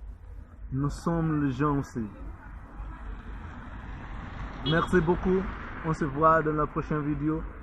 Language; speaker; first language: French; non-native, learner; Portuguese